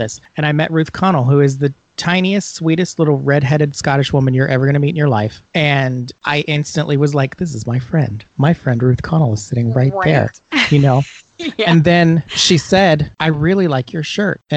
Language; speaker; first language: English; native; English